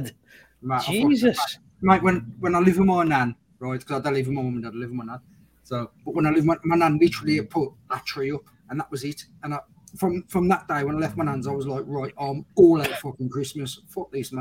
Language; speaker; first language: English; native; English